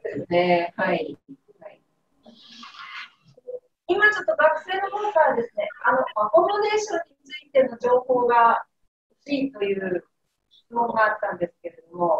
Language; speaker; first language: Japanese; native; Japanese